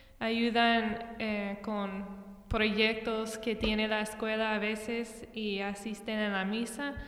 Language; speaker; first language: Spanish; non-native, fluent; English